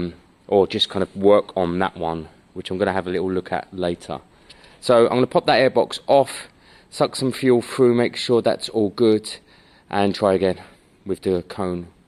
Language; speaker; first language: English; native; English